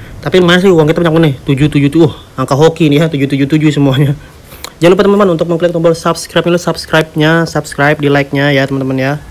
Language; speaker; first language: Indonesian; native; Indonesian